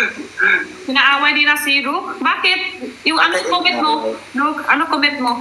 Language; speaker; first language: Filipino; non-native, local second language; Cebuano